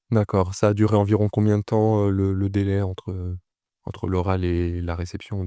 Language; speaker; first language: French; native; French